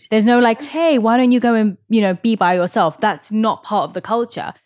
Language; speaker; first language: English; early bilingual, other home language; Hindi